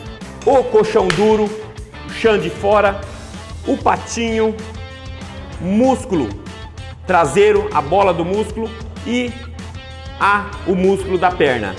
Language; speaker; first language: Portuguese; native; Portuguese